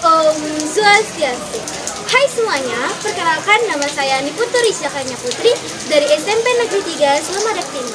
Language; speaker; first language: Indonesian; non-native, local second language; Balinese